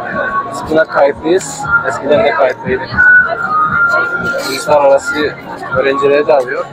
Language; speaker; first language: Turkish; non-native, fluent; Kyrgyz